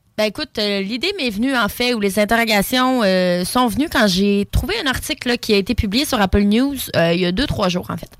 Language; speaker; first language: French; native; French